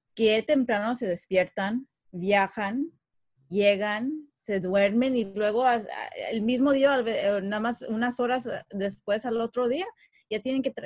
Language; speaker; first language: Spanish; early bilingual, heritage; Spanish